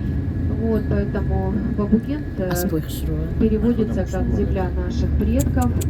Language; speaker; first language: Russian; native; Russian